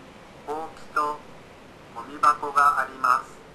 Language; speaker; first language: Japanese; non-native, learner; Indonesian